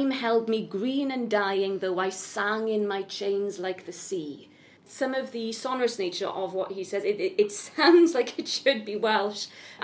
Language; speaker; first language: English; native; English